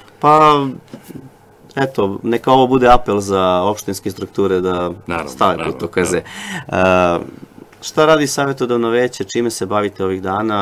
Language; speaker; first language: Serbian; native; Serbian